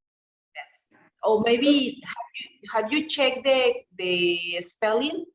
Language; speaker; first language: English; non-native, fluent; Spanish